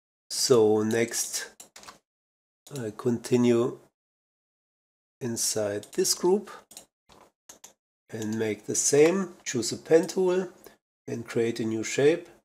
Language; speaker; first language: English; non-native, fluent; German